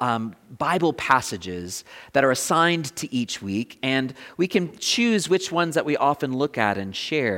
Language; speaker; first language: English; native; English